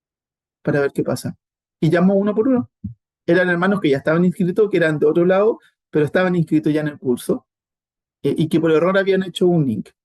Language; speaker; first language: Spanish; native; Spanish